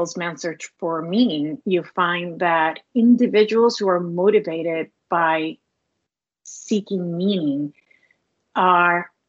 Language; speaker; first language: English; non-native, fluent; Spanish